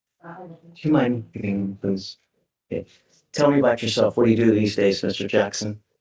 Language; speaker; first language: English; native; English